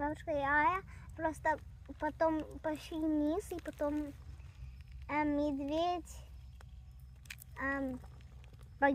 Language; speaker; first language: Russian; early bilingual, heritage; Russian